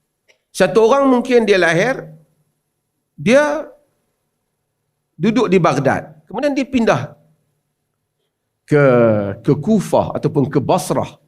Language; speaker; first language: Malay; native; Malay